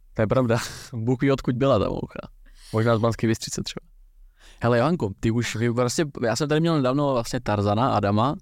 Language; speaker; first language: Czech; native; Czech